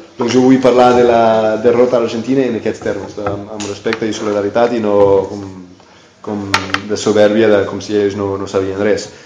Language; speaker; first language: Catalan; non-native, fluent; English